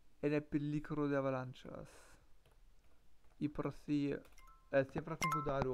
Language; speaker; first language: Spanish; non-native, learner; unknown